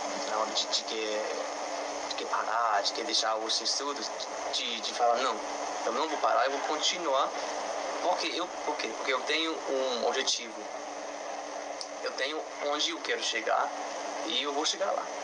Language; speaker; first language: Portuguese; non-native, fluent; English